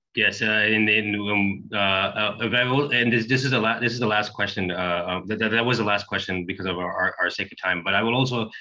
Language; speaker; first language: English; native; English